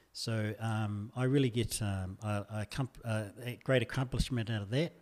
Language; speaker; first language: English; native; English